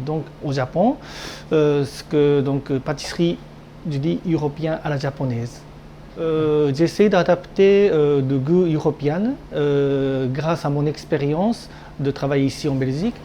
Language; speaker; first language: French; non-native, learner; Japanese